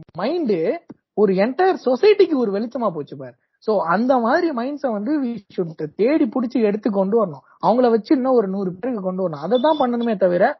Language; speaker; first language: Tamil; native; Tamil